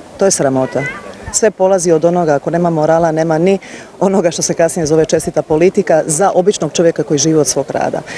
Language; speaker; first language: Croatian; early bilingual, heritage; Croatian